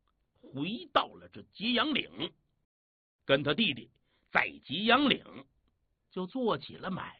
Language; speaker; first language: Chinese; native; Chinese